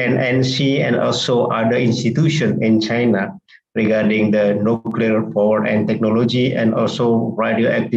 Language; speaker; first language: English; non-native, fluent; Indonesian